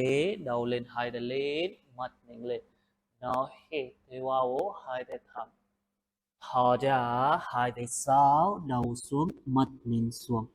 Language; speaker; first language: Vietnamese; non-native, learner; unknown